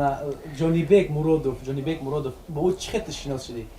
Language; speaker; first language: Persian; native; Persian